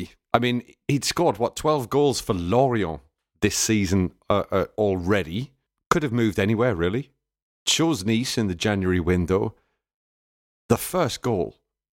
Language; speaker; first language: English; native; English